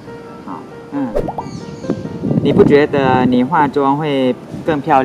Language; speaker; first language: Chinese; non-native, fluent; Thai